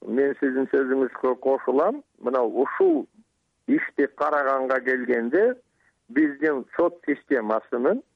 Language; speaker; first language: Kyrgyz; native; Kyrgyz